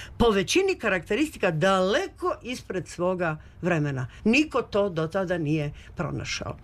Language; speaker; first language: Serbian; native; Serbian